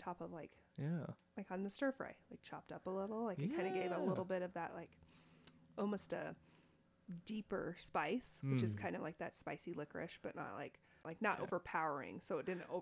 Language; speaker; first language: English; native; English